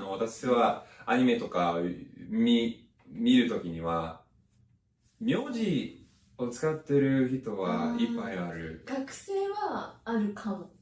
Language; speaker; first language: Japanese; non-native, learner; English